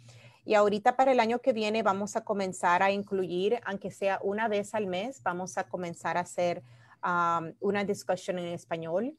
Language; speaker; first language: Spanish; early bilingual, heritage; Spanish